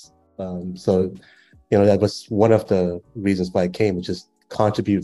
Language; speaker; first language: English; native; English